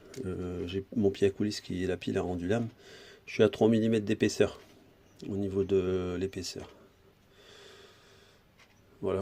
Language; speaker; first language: French; native; French